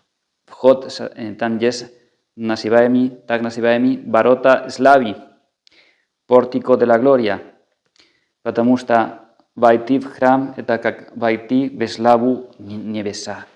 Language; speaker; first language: Russian; non-native, fluent; Spanish